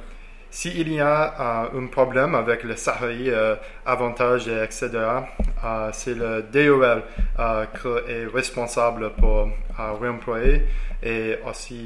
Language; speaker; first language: French; non-native, learner; English